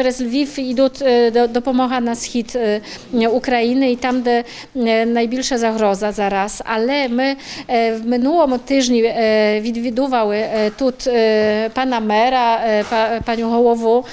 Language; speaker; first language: Ukrainian; non-native, fluent; Polish